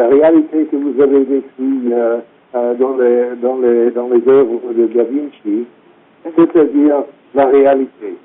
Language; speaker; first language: French; non-native, fluent; English